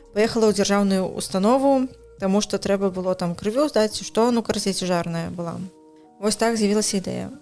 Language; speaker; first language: Belarusian; non-native, local second language; Russian